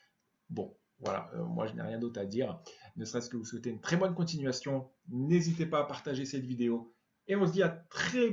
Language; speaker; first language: French; native; French